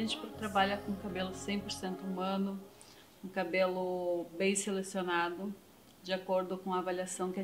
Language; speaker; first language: Portuguese; native; Portuguese